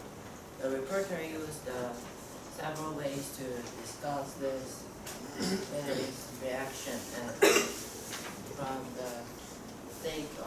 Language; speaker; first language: English; non-native, learner; Chinese